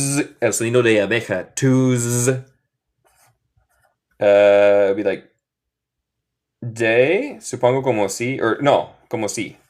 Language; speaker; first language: Spanish; non-native, fluent; English